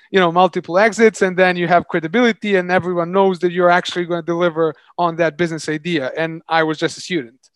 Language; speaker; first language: English; non-native, fluent; Serbian